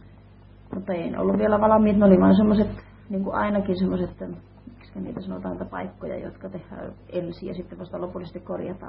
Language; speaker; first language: Finnish; native; Finnish